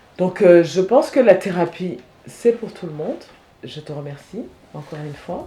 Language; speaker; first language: French; non-native, local second language; Rundi